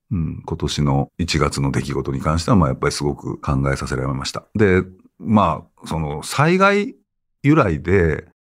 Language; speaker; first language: Japanese; native; Japanese